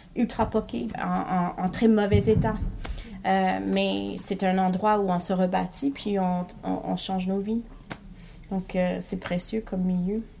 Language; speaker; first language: French; non-native, local second language; English